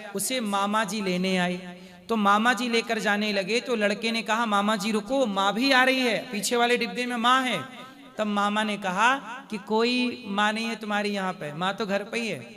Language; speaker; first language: Hindi; native; Hindi